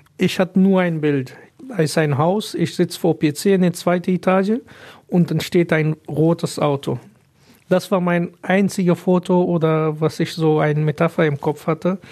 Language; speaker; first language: German; non-native, fluent; Pashto